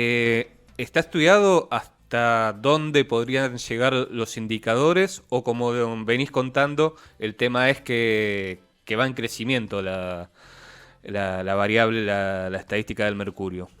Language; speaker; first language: Spanish; native; Spanish